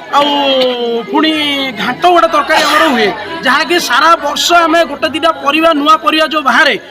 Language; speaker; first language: Odia; non-native, local second language; Telugu